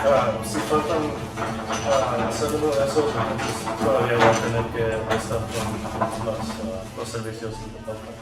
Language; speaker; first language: Spanish; early bilingual, heritage; Spanish